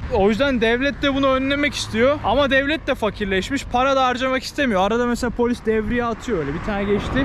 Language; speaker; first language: Turkish; native; Turkish